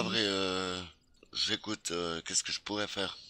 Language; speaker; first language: French; native; French